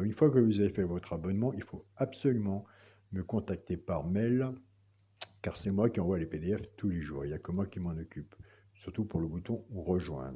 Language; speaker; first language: French; native; French